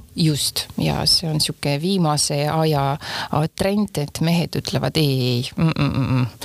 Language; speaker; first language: Estonian; non-native, local second language; Russian